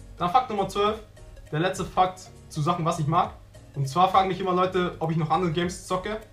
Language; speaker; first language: German; early bilingual, other home language; Vietnamese